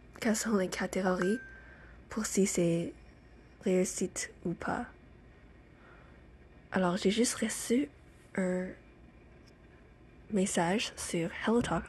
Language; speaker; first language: French; non-native, learner; English